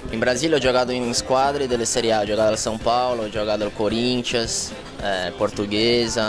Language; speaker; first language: Italian; non-native, fluent; Portuguese